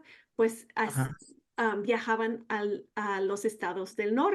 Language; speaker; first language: Spanish; non-native, fluent; English